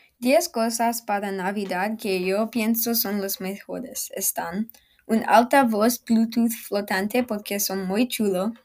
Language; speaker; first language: Spanish; non-native, learner; English